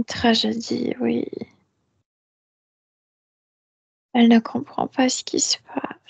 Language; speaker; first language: French; non-native, fluent; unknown